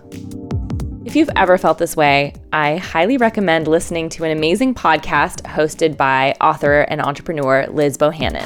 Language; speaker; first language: English; native; English